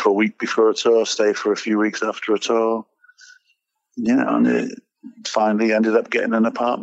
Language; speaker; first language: English; native; English